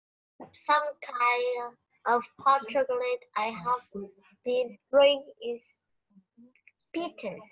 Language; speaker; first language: English; non-native, learner; Vietnamese